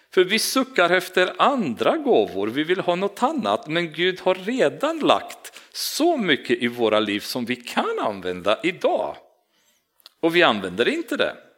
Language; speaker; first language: Swedish; non-native, fluent; Romanian